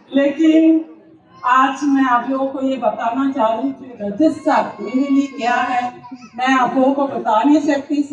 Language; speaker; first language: Hindi; non-native, local second language; Bangla